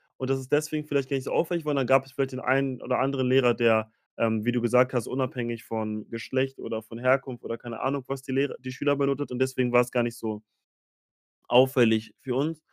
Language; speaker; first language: German; early bilingual, other home language; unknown